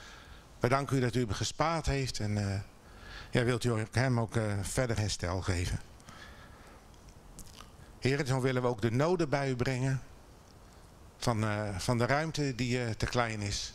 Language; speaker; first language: Dutch; native; Dutch